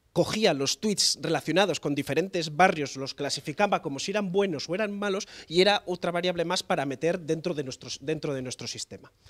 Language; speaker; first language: Spanish; native; Spanish